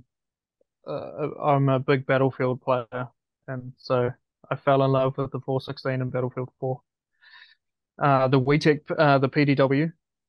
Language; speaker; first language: English; native; English